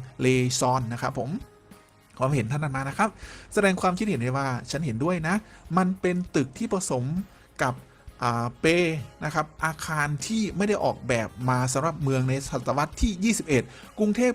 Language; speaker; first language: Thai; native; Thai